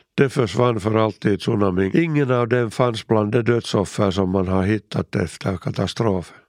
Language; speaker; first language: Swedish; native; Swedish